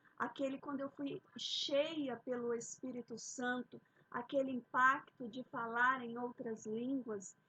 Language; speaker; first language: Portuguese; native; Portuguese